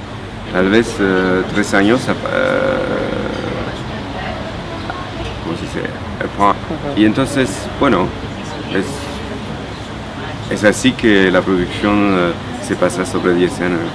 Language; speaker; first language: Spanish; non-native, fluent; French